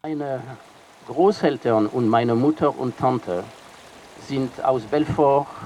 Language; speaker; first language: German; non-native, fluent; French